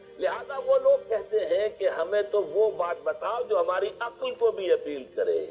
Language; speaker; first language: Urdu; native; Urdu